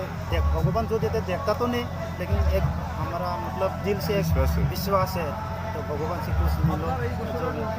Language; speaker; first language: Hindi; non-native, local second language; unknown